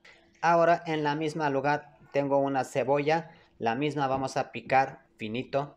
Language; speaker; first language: Spanish; non-native, learner; Turkish